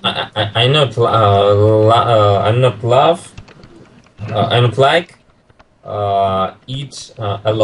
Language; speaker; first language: English; non-native, learner; Russian